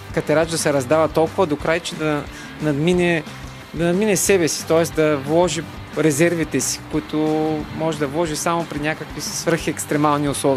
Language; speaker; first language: Bulgarian; native; Bulgarian